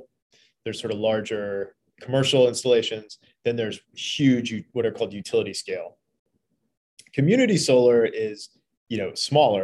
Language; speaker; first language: English; native; English